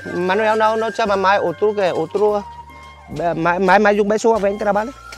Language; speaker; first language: Portuguese; non-native, learner; Vietnamese